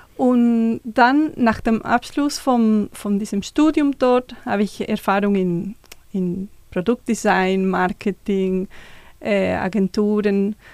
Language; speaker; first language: German; non-native, fluent; Spanish